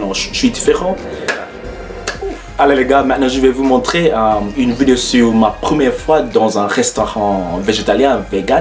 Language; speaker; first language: French; non-native, learner; English